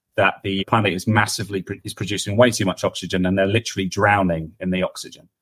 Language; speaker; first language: English; native; English